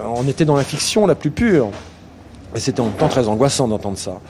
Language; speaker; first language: French; native; French